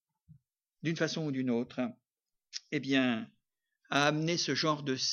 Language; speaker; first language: French; native; French